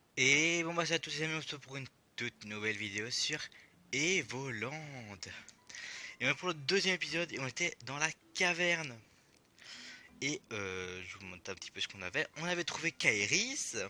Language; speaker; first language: French; native; French